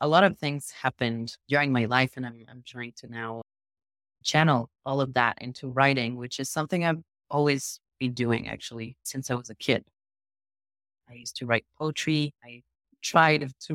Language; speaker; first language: English; non-native, fluent; French